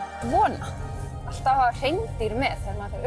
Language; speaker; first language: Icelandic; native; Icelandic